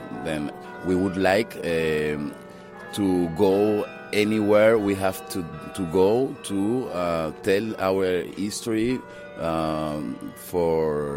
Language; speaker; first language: English; non-native, learner; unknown